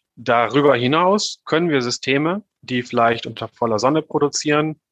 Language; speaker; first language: German; native; German